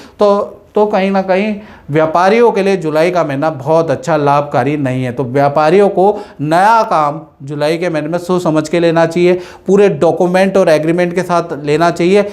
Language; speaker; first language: Hindi; native; Hindi